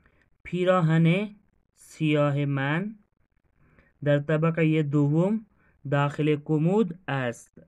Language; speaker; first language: Persian; non-native, fluent; Urdu